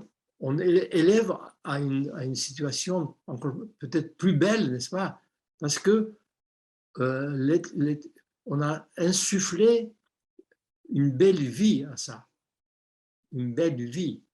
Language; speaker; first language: French; non-native, fluent; Armenian